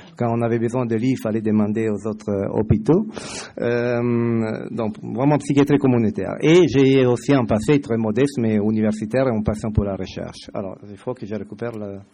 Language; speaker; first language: French; non-native, fluent; Italian